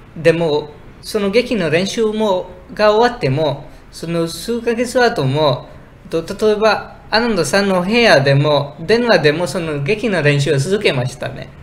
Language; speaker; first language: Japanese; non-native, fluent; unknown